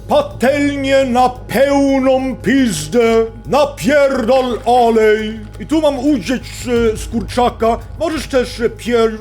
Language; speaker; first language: Polish; non-native, fluent; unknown